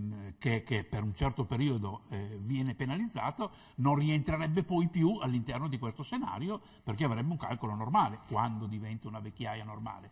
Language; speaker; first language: Italian; native; Italian